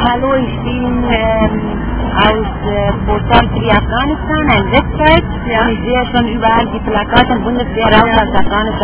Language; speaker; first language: German; non-native, learner; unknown